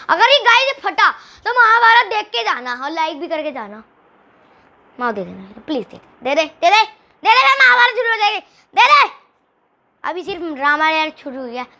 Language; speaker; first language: Hindi; native; Hindi